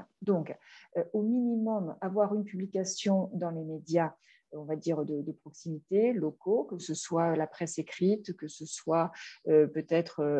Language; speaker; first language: French; native; French